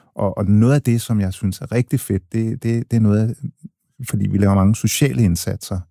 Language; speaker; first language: Danish; early bilingual, other home language; English